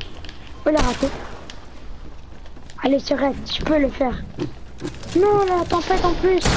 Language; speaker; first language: French; native; French